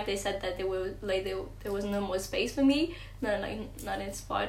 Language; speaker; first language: English; non-native, fluent; French